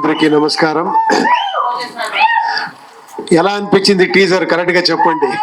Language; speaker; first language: Telugu; non-native, local second language; Kannada